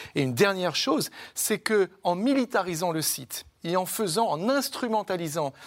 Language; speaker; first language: French; native; French